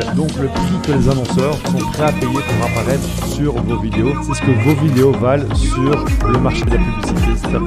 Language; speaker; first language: French; native; French